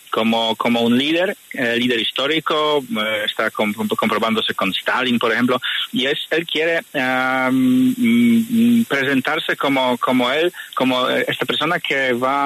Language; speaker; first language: Spanish; non-native, fluent; Polish